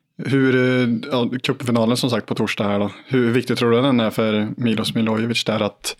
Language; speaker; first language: Swedish; native; Swedish